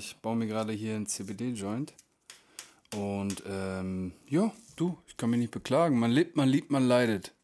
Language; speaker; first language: German; native; German